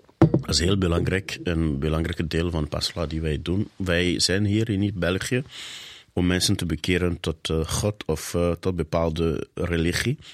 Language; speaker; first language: Dutch; non-native, fluent; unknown